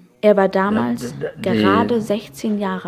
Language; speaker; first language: German; native; German